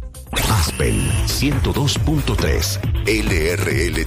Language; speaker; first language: Spanish; native; Spanish